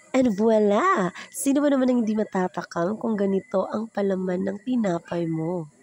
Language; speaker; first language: Filipino; non-native, local second language; Cebuano